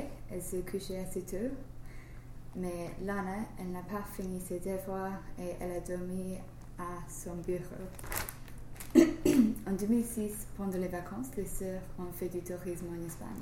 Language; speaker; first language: French; non-native, fluent; English